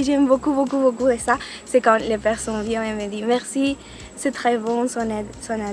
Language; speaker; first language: French; non-native, learner; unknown